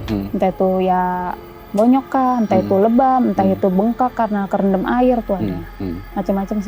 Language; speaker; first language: Indonesian; native; Indonesian